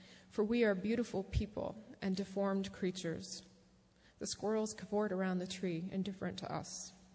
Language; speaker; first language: English; native; English